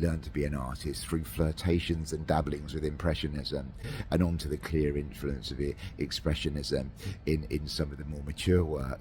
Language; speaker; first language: English; native; English